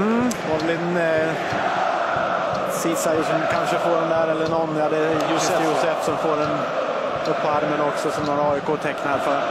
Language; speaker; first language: Swedish; native; Swedish